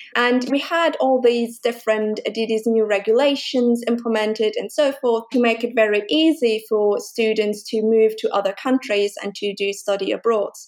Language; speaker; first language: English; non-native, fluent; German